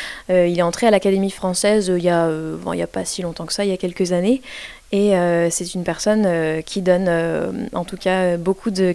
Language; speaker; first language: French; native; French